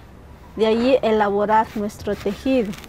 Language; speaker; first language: Spanish; non-native, local second language; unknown